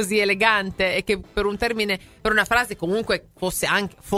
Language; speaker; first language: Italian; native; Italian